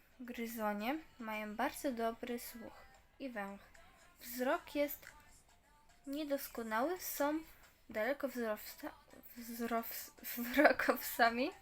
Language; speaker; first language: Polish; native; Polish